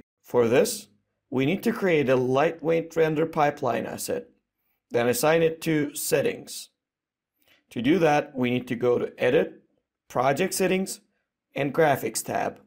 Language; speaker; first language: English; non-native, fluent; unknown